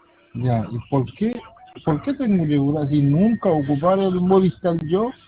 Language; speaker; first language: Spanish; non-native, learner; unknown